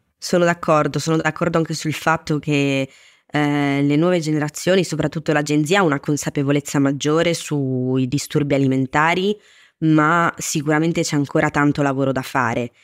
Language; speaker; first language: Italian; native; Italian